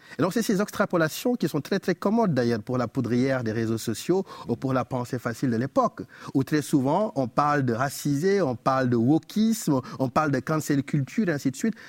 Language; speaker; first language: French; non-native, local second language; Wolof